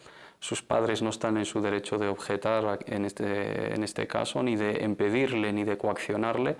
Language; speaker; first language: Spanish; native; Spanish